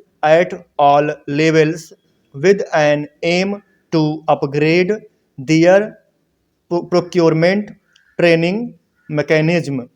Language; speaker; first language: English; non-native, local second language; Hindi